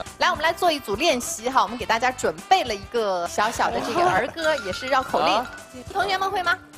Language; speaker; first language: Chinese; native; Chinese